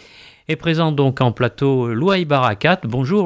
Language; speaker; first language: French; native; French